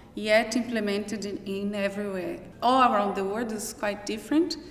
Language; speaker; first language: English; non-native, fluent; Portuguese